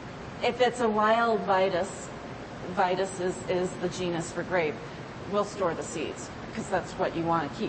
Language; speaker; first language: English; native; English